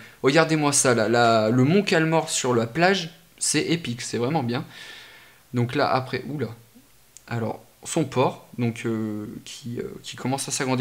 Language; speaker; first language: French; native; French